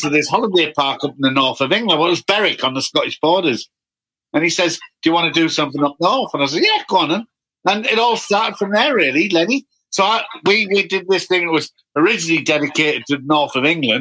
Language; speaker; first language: English; native; English